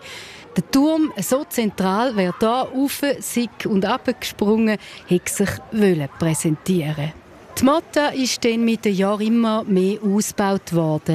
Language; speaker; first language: German; native; German